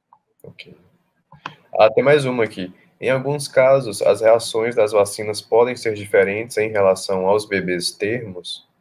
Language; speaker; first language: Portuguese; native; Portuguese